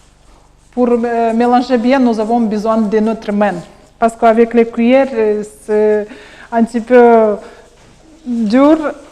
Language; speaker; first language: French; non-native, learner; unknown